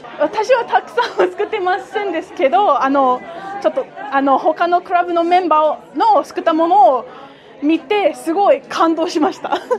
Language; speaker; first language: Japanese; non-native, fluent; English